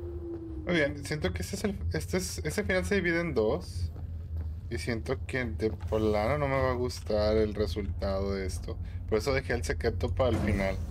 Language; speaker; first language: Spanish; native; Spanish